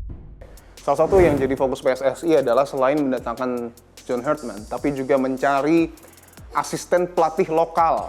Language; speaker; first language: Indonesian; native; Indonesian